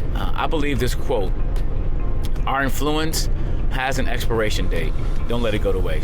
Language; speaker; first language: English; native; English